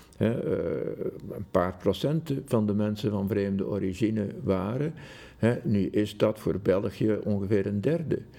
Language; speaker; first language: Dutch; native; Dutch